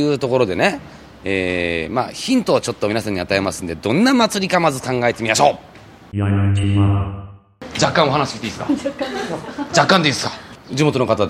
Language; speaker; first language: Japanese; native; Japanese